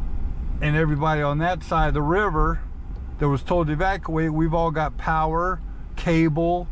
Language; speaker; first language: English; native; English